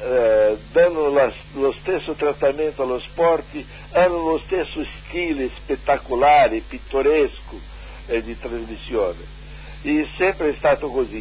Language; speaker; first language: Italian; non-native, fluent; Portuguese